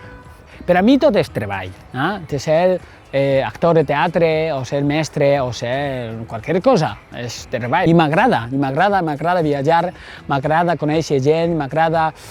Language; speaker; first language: Catalan; non-native, fluent; Chinese